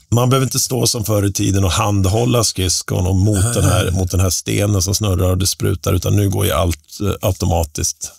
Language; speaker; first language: Swedish; native; Swedish